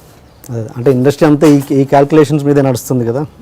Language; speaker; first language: Telugu; native; Telugu